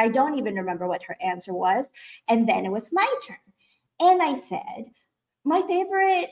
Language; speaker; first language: English; non-native, local second language; Filipino